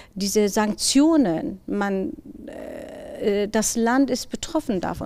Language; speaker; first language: German; non-native, fluent; Persian